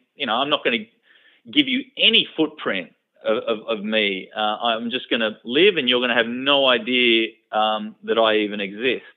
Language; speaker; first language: English; native; English